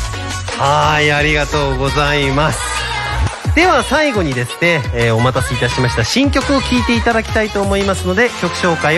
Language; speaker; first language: Japanese; native; Japanese